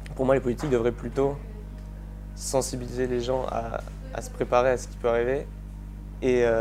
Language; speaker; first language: French; native; French